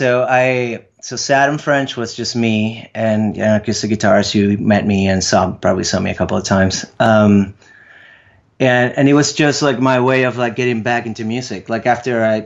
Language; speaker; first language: English; non-native, fluent; Spanish